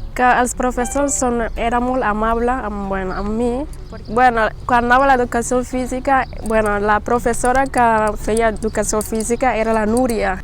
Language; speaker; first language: Catalan; early bilingual, other home language; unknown